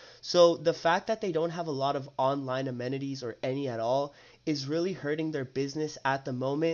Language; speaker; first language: English; native; English